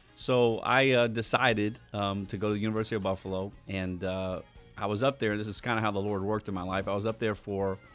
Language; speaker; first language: English; native; English